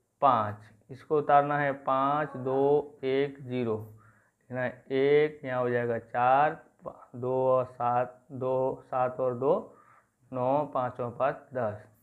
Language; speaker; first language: Hindi; native; Hindi